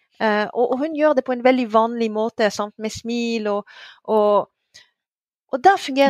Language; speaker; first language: Norwegian; non-native, fluent; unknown